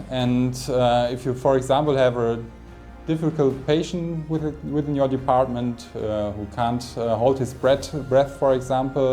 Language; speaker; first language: English; non-native, fluent; German